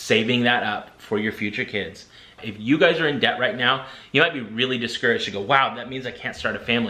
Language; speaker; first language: English; native; English